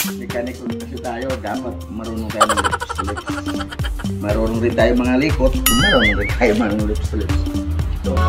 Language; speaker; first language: Filipino; non-native, local second language; Cebuano